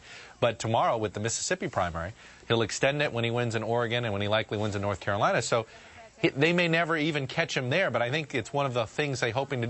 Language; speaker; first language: English; native; English